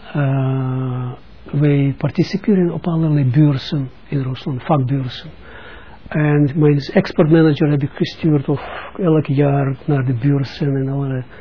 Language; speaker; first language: Dutch; non-native, fluent; Russian